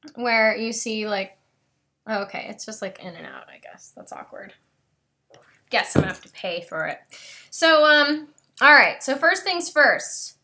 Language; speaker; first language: English; native; English